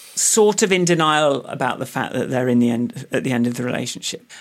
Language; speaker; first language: English; native; English